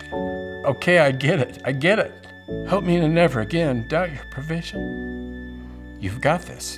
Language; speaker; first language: English; native; English